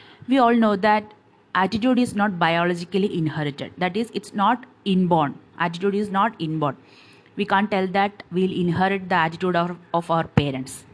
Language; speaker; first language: English; non-native, local second language; Malayalam